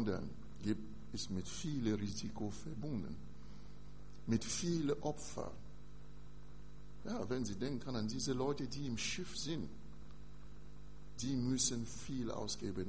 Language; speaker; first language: German; non-native, fluent; French